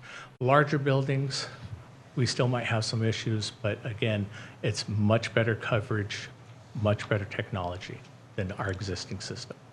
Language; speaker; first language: English; native; English